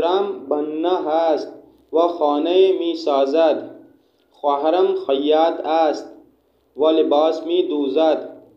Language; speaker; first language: Persian; non-native, fluent; Urdu